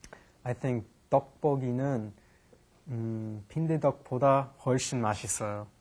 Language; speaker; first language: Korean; non-native, learner; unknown